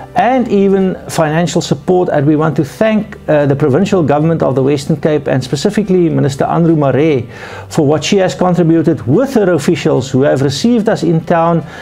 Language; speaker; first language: English; non-native, local second language; Afrikaans